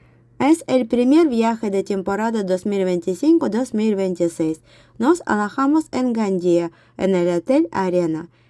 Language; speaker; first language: Spanish; non-native, fluent; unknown